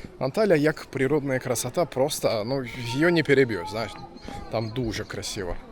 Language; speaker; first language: Ukrainian; non-native, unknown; Turkish